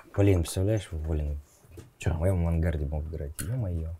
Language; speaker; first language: Russian; native; Russian